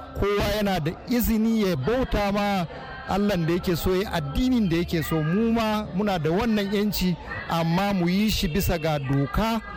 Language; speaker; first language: Hausa; non-native, local second language; Fula